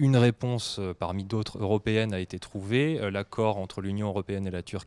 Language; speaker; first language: French; native; French